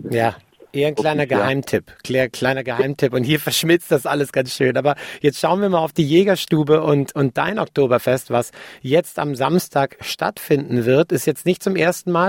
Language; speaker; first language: German; native; German